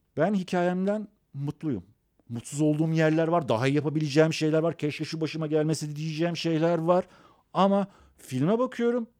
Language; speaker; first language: Turkish; early bilingual, other home language; Persian